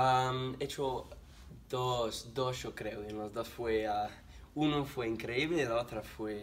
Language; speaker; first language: Spanish; non-native, learner; English